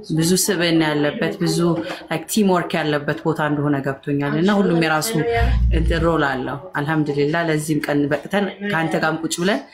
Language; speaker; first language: Amharic; native; Amharic